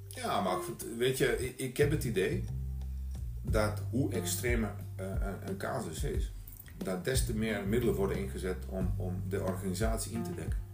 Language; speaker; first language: Dutch; non-native, fluent; Bosnian